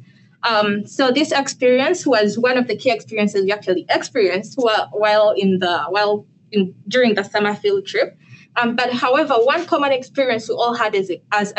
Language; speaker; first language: English; non-native, local second language; Ganda